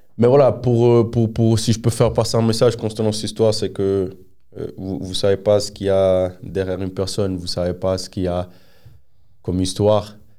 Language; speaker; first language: French; native; French